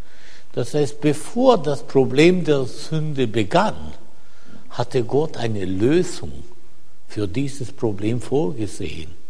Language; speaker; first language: German; non-native, fluent; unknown